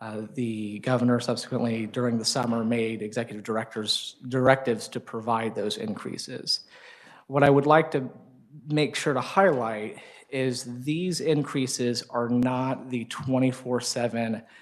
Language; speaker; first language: English; native; English